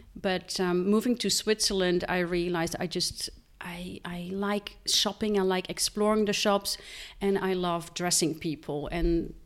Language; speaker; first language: English; non-native, fluent; Dutch